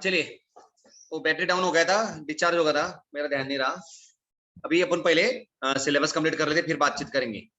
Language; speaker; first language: Hindi; non-native, local second language; Marathi